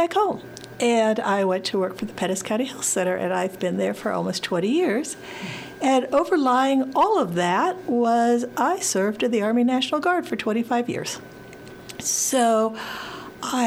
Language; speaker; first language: English; native; English